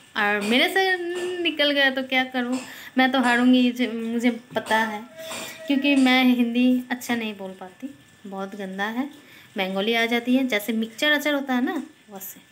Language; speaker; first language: Hindi; non-native, local second language; Bangla